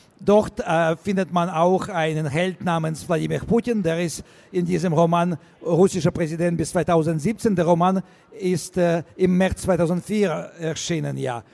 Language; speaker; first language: German; non-native, learner; Russian